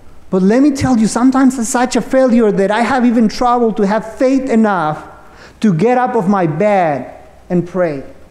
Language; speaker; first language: English; non-native, fluent; Spanish